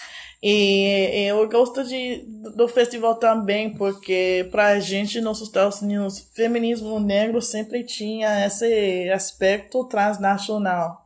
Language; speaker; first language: Portuguese; non-native, fluent; English